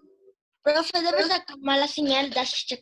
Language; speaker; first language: Spanish; native; Spanish